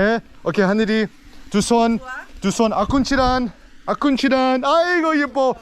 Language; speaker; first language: Korean; early bilingual, heritage; English